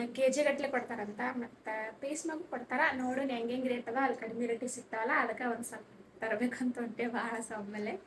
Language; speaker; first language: Kannada; native; Kannada